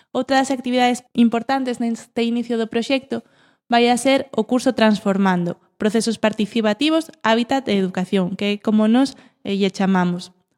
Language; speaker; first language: Galician; non-native, local second language; Spanish